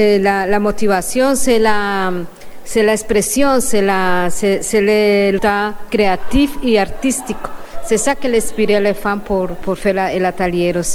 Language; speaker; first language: French; non-native, fluent; Spanish